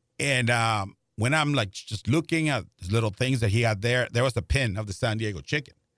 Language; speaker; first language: English; non-native, fluent; Spanish